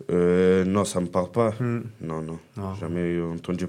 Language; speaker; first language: French; early bilingual, other home language; Kabuverdianu